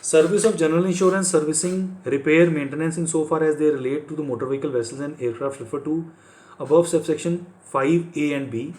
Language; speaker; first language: English; non-native, local second language; Punjabi